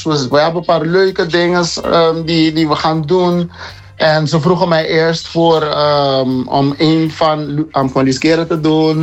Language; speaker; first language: Dutch; non-native, local second language; Papiamento